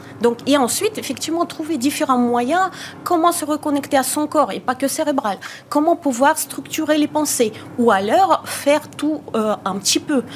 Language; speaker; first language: French; non-native, fluent; Bulgarian